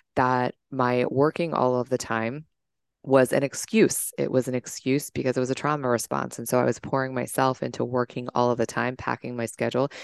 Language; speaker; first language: English; native; English